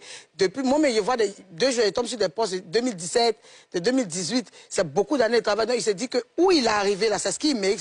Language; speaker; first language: French; native; French